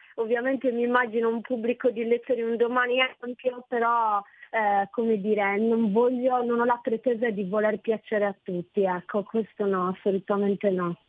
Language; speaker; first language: Italian; native; Italian